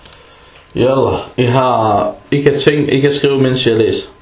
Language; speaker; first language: Danish; early bilingual, other home language; Arabic